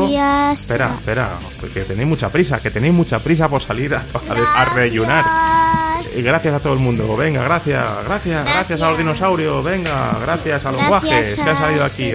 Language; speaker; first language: Spanish; native; Spanish